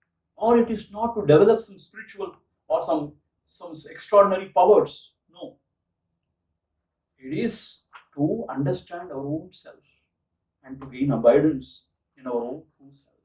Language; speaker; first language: English; non-native, local second language; Tamil